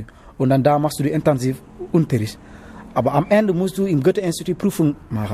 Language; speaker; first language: German; non-native, learner; Wolof